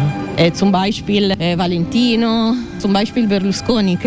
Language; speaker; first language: German; non-native, learner; Italian